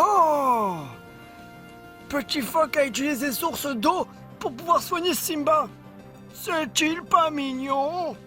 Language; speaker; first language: French; native; French